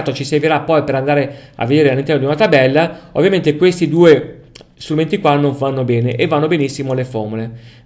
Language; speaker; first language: Italian; native; Italian